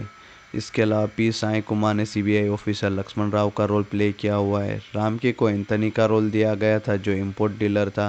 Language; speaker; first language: Hindi; native; Hindi